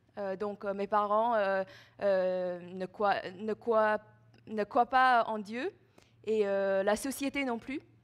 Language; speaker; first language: French; non-native, fluent; Chinese